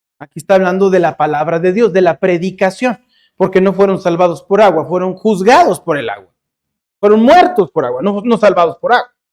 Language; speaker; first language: Spanish; early bilingual, heritage; Spanish